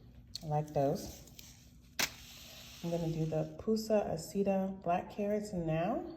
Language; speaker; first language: English; native; English